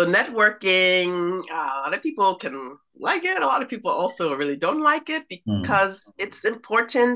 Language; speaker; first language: English; native; English